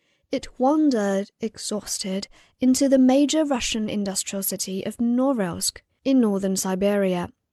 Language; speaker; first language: English; non-native, fluent; Chinese